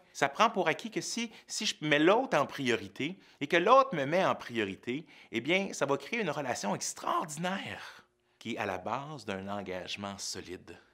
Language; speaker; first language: French; native; French